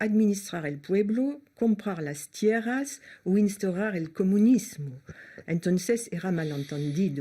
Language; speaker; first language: Spanish; non-native, learner; French